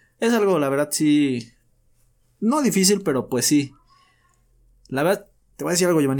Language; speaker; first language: Spanish; native; Spanish